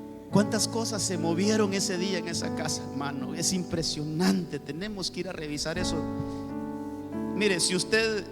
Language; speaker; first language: Spanish; native; Spanish